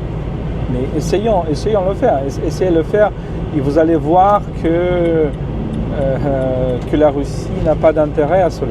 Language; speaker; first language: French; non-native, fluent; Ukrainian